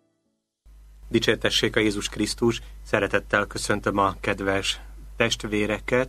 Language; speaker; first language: Hungarian; native; Hungarian